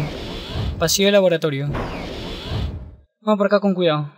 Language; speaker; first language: Spanish; native; Spanish